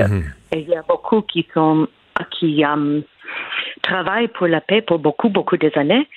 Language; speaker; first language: French; non-native, fluent; English